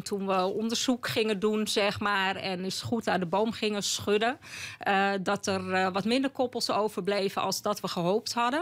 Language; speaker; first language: Dutch; native; Dutch